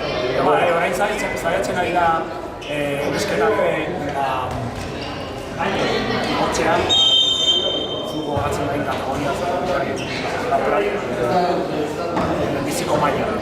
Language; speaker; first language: Basque; non-native, local second language; Spanish